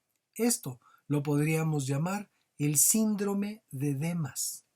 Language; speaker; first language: Spanish; native; Spanish